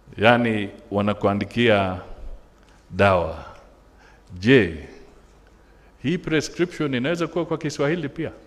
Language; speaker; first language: Swahili; non-native, local second language; Luyia